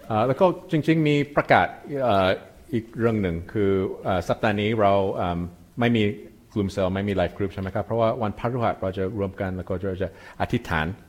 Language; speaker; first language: Thai; non-native, fluent; English